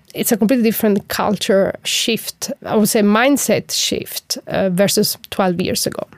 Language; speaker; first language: English; non-native, fluent; Italian